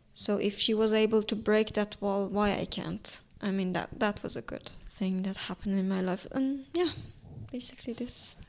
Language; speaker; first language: English; non-native, fluent; Azerbaijani